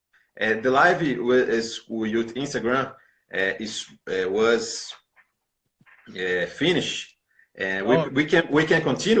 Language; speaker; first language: English; non-native, learner; Portuguese